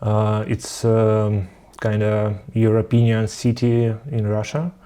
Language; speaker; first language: English; non-native, learner; Russian